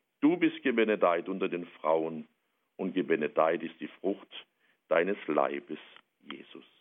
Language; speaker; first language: German; native; German